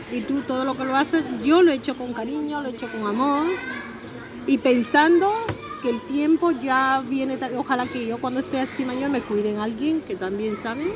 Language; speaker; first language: Spanish; native; Spanish